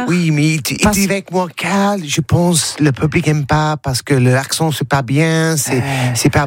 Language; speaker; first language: French; non-native, learner; English